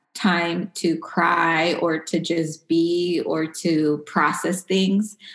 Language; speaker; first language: English; early bilingual, other home language; Spanish